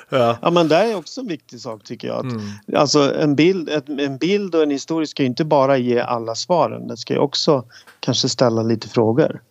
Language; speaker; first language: Swedish; native; Swedish